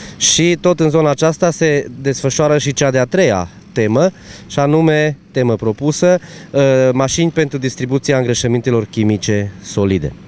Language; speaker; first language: Romanian; native; Romanian